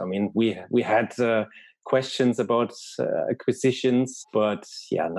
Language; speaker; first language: English; non-native, fluent; German